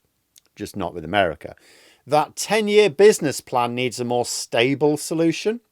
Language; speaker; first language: English; native; English